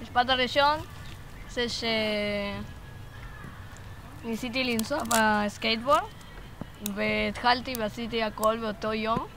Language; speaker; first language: Hebrew; non-native, learner; Spanish